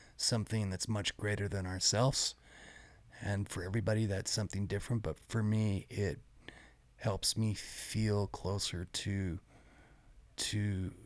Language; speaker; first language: English; native; English